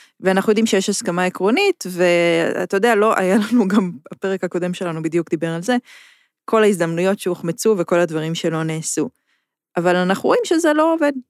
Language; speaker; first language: Hebrew; native; Hebrew